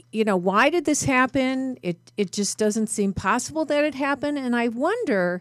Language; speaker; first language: English; native; English